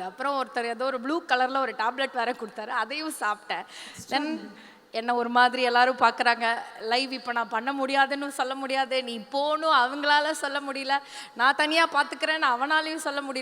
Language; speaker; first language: Tamil; native; Tamil